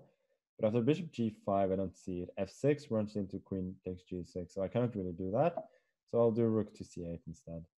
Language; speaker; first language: English; non-native, fluent; Norwegian